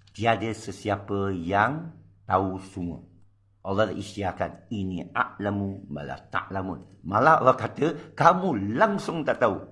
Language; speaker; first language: Malay; non-native, local second language; Min Nan Chinese